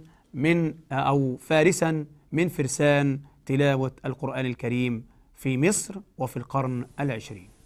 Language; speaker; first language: Arabic; native; Arabic